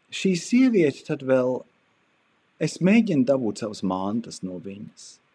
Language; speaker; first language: Latvian; early bilingual, heritage; Latvian